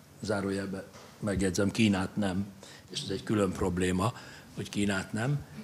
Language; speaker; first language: Hungarian; native; Hungarian